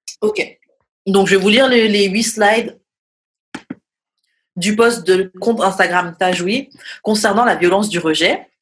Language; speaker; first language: French; native; French